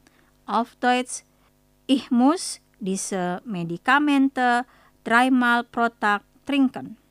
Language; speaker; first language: German; non-native, fluent; Indonesian